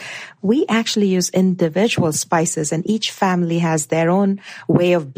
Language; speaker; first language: English; non-native, local second language; Gujarati